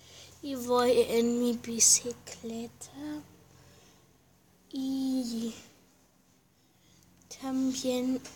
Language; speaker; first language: Spanish; early bilingual, heritage; Spanish